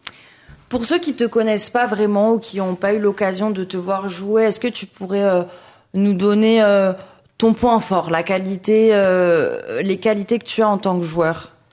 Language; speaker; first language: French; native; French